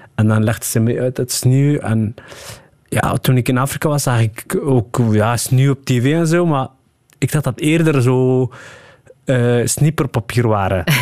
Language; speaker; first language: Dutch; early bilingual, other home language; Somali